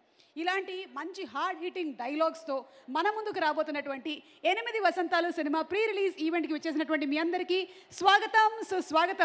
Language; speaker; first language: Telugu; native; Telugu